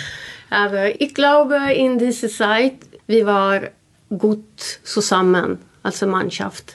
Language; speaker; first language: German; non-native, learner; Swedish